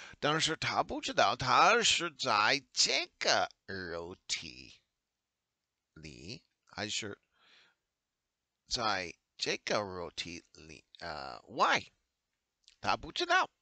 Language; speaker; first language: Chinese; non-native, learner; English